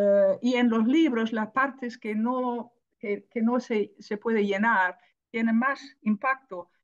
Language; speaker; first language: Spanish; non-native, fluent; Dutch